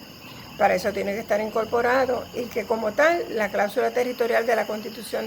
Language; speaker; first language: Spanish; native; Spanish